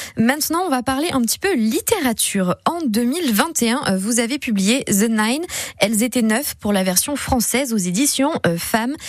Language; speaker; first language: French; native; French